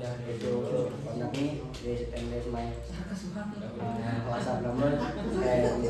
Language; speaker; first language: English; non-native, learner; Indonesian